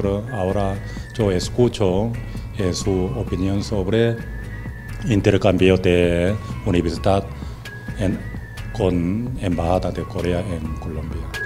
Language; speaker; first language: Spanish; non-native, learner; Korean